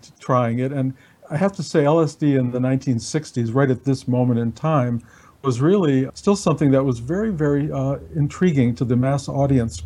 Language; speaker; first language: English; native; English